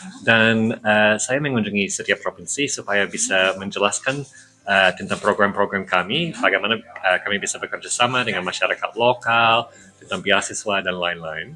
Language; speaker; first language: Indonesian; non-native, fluent; English